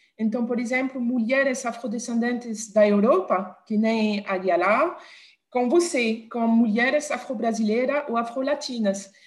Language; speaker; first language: Portuguese; non-native, fluent; French